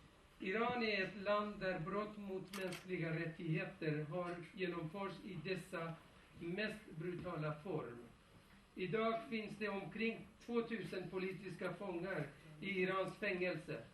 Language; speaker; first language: Swedish; non-native, fluent; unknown